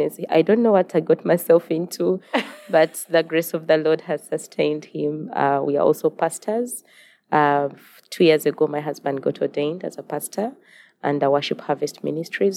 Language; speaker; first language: English; non-native, local second language; Ganda